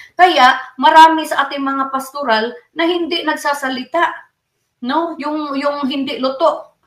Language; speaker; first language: Filipino; non-native, local second language; Cebuano